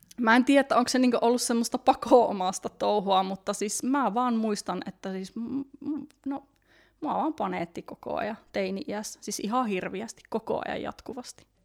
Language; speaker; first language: Finnish; native; Finnish